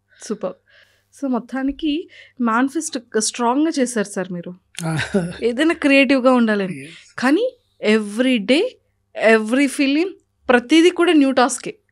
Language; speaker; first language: Telugu; native; Telugu